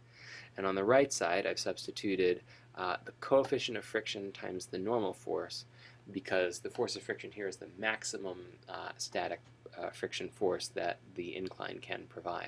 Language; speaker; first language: English; native; English